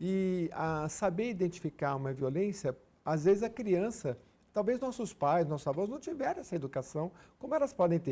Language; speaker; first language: Portuguese; native; Portuguese